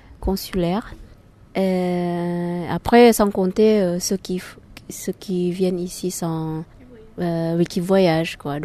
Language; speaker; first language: French; non-native, fluent; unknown